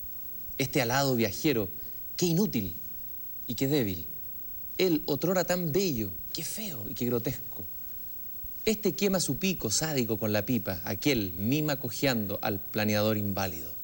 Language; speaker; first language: Spanish; native; Spanish